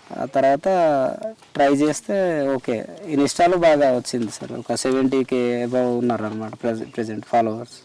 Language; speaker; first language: Telugu; non-native, local second language; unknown